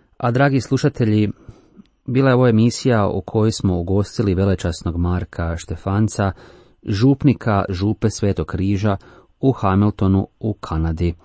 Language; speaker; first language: Croatian; native; Croatian